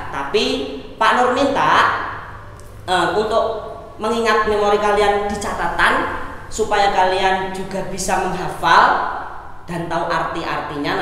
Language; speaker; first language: Indonesian; non-native, local second language; Javanese